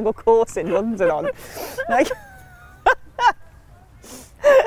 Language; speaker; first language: English; native; English